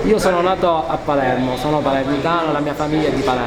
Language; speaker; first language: Italian; native; Italian